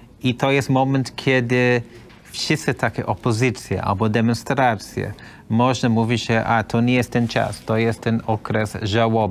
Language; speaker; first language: Polish; non-native, learner; English